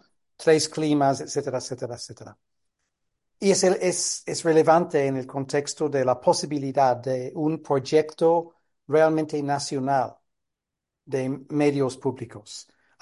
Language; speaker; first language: Spanish; non-native, fluent; English